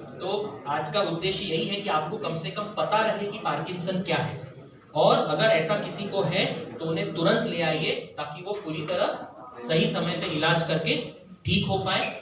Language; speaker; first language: Hindi; non-native, local second language; Marathi